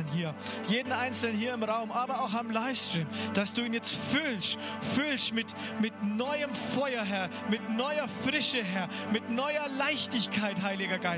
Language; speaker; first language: German; native; German